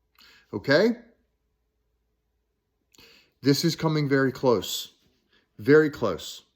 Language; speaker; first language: English; native; English